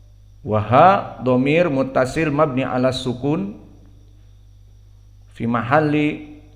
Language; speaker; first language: Arabic; non-native, fluent; Indonesian